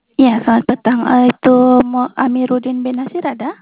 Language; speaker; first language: Indonesian; non-native, local second language; Malay